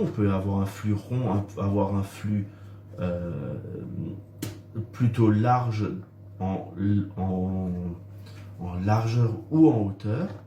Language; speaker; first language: French; native; French